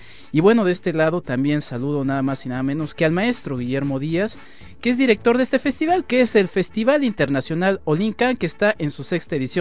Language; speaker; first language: Spanish; native; Spanish